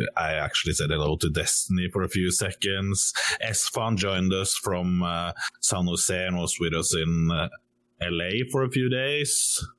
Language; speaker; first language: English; non-native, fluent; Norwegian